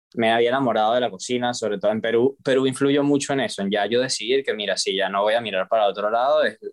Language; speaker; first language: Spanish; native; Spanish